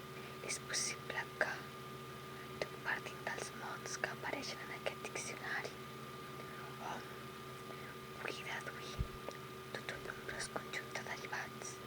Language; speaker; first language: Catalan; non-native, local second language; Spanish